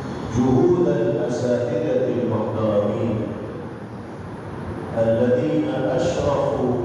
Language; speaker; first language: Arabic; non-native, fluent; Urdu